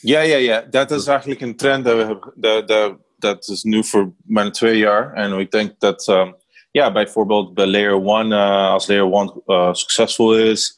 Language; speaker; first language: Dutch; non-native, learner; Spanish